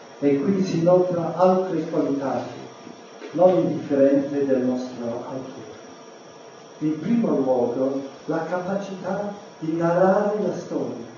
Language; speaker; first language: Italian; non-native, fluent; English